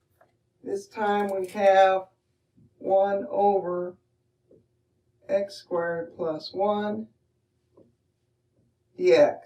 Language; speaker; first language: English; native; English